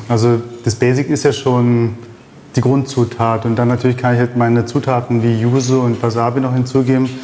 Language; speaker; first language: German; early bilingual, other home language; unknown